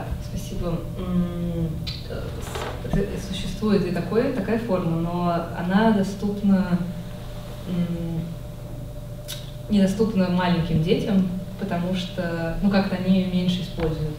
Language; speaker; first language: Russian; native; Russian